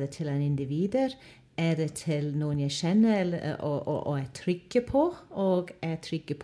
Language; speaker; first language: Norwegian; non-native, fluent; English